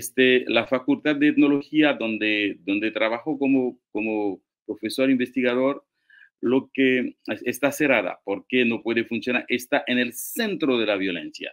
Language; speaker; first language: Spanish; non-native, fluent; Haitian Creole